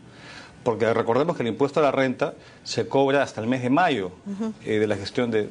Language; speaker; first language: Spanish; native; Spanish